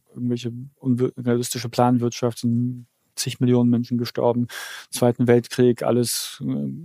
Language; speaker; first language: German; early bilingual, other home language; Polish